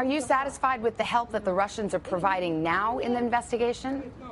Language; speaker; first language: English; native; English